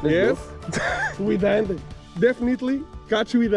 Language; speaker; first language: English; non-native, learner; Portuguese